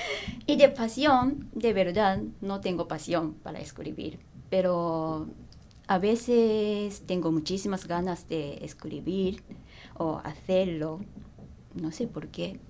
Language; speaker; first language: Spanish; non-native, learner; Japanese